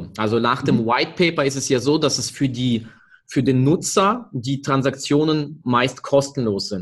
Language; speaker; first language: German; native; German